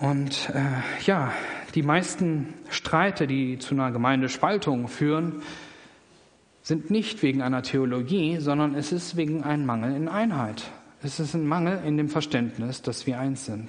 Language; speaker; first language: German; native; German